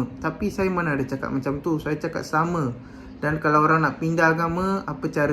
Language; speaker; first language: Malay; non-native, local second language; Tamil